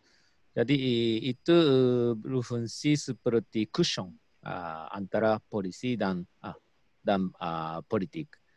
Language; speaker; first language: Indonesian; non-native, learner; Japanese